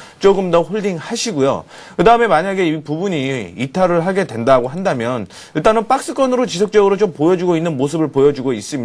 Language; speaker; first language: Korean; native; Korean